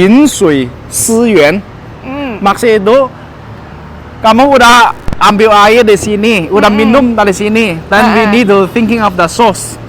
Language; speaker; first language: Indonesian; non-native, learner; Chinese